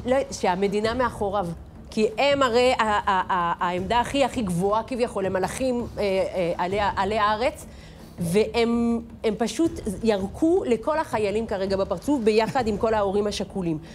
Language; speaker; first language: Hebrew; non-native, fluent; French